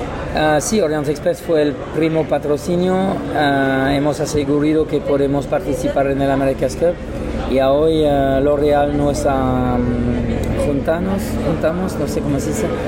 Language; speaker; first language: Spanish; non-native, learner; French